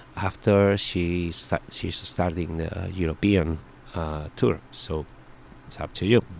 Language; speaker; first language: English; non-native, fluent; Spanish